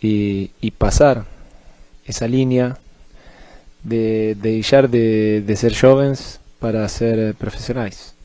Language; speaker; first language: Portuguese; non-native, fluent; Spanish